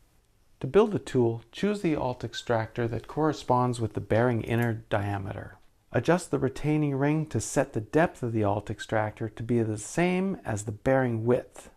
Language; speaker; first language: English; native; English